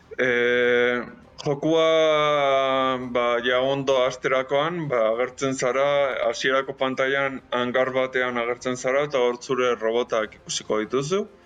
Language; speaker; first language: Basque; non-native, fluent; Spanish